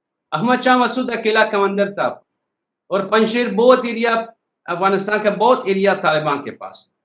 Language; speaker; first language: Hindi; non-native, learner; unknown